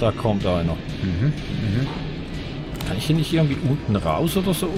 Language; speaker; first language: German; native; German